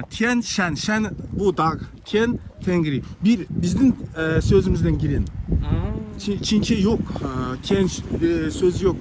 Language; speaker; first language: Turkish; non-native, learner; Kazakh